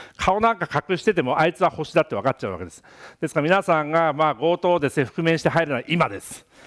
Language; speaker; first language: Japanese; native; Japanese